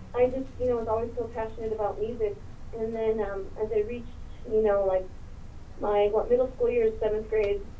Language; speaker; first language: English; early bilingual, other home language; Spanish